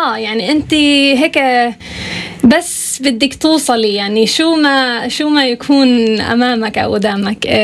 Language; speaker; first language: Arabic; non-native, fluent; Swedish